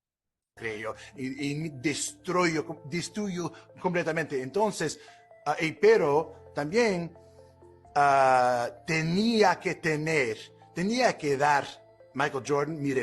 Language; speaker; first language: Spanish; non-native, fluent; English